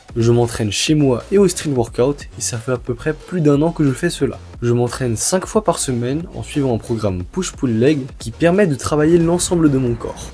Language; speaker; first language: French; early bilingual, other home language; Chinese